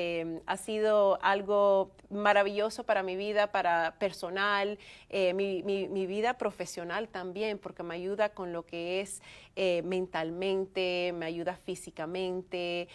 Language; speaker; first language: Spanish; early bilingual, heritage; Spanish